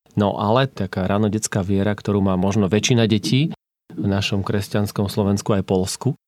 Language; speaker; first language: Slovak; native; Slovak